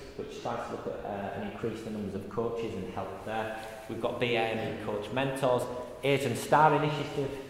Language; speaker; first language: English; native; English